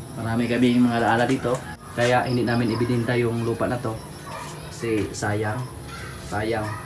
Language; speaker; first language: Filipino; non-native, local second language; Cebuano